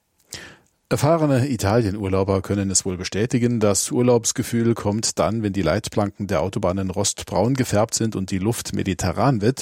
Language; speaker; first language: German; native; German